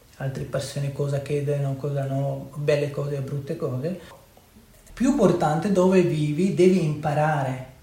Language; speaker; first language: Italian; non-native, learner; Urdu